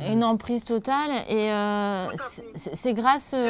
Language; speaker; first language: French; native; French